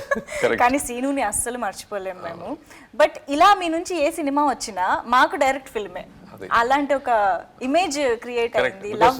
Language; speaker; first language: Telugu; native; Telugu